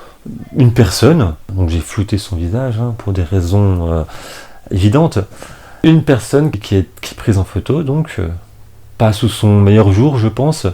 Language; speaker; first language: French; native; French